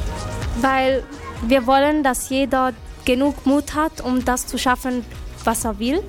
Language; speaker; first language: German; non-native, fluent; Arabic